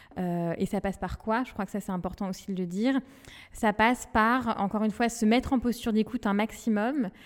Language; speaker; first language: French; non-native, local second language; Malagasy